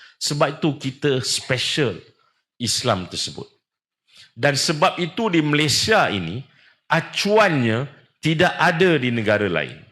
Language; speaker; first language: Malay; native; Malay